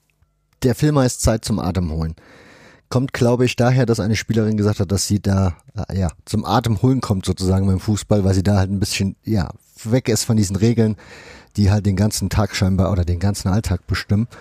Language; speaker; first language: German; native; German